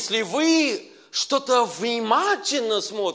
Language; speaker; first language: Russian; non-native, learner; Vietnamese